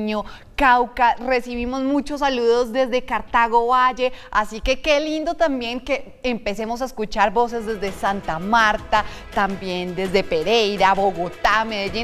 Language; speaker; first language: Spanish; native; Spanish